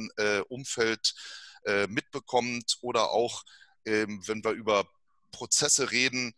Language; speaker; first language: German; native; German